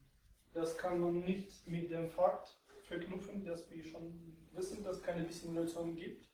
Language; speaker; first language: German; non-native, fluent; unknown